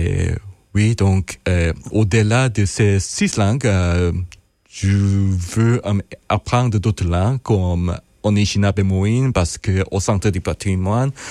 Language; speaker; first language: French; non-native, fluent; Korean